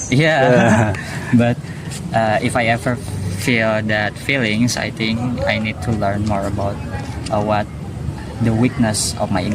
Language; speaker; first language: English; non-native, learner; Indonesian